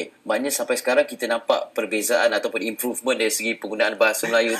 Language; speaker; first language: Malay; native; Malay